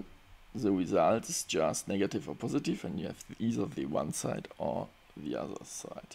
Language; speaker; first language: English; non-native, fluent; German